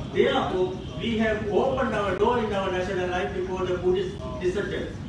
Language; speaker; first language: English; non-native, local second language; Sinhala